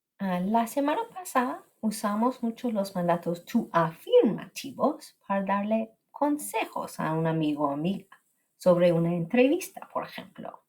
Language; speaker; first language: Spanish; non-native, fluent; English